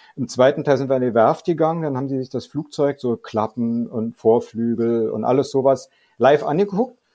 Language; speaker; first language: German; native; German